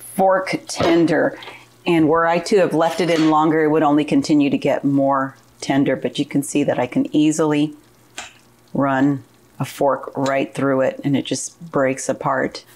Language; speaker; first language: English; native; English